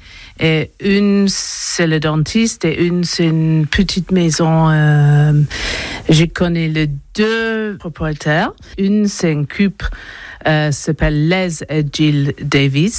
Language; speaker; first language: French; non-native, learner; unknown